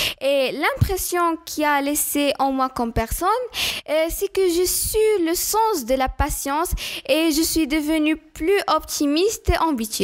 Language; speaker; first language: French; non-native, learner; Arabic